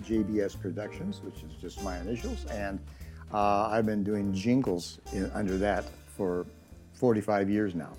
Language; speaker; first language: English; native; English